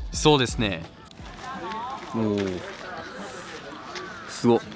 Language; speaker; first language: Japanese; non-native, learner; English